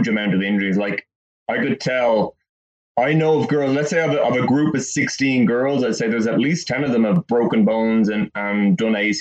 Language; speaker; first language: English; native; English